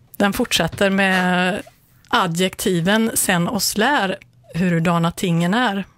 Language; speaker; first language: Swedish; native; Swedish